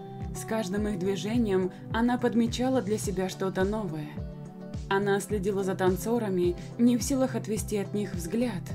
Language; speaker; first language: Russian; native; Russian